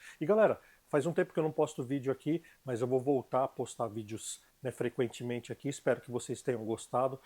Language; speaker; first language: Portuguese; native; Portuguese